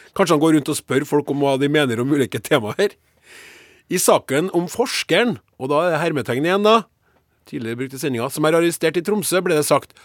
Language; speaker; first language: Norwegian; native; Norwegian